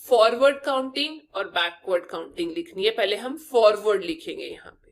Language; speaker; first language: Hindi; non-native, local second language; Punjabi